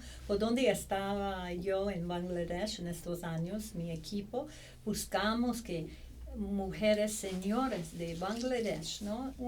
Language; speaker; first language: Spanish; non-native, fluent; English